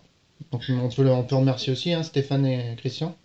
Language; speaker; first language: French; native; French